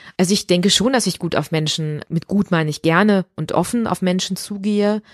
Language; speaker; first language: German; native; German